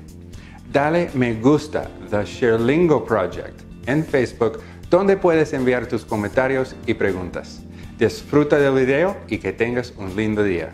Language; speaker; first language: Spanish; non-native, fluent; English